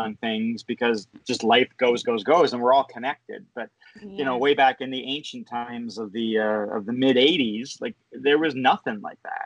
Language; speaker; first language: English; native; English